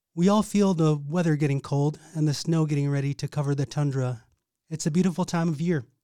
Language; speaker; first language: English; native; English